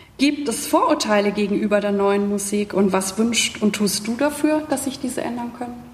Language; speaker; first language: German; native; German